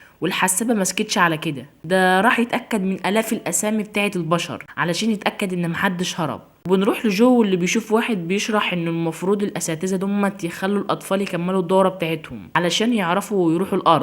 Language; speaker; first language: Arabic; native; Arabic